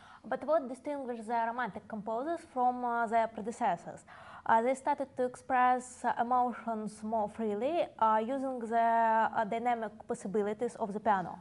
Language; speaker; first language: English; non-native, fluent; Russian